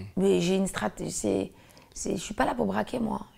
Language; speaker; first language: French; native; French